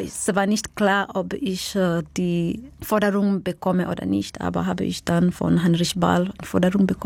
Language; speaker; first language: German; non-native, fluent; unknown